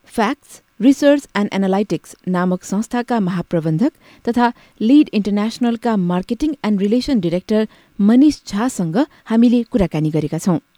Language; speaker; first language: Nepali; native; Nepali